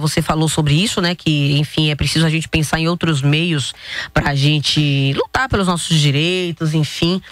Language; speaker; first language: Portuguese; native; Portuguese